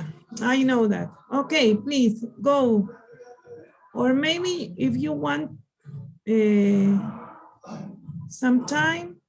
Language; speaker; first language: English; non-native, learner; Spanish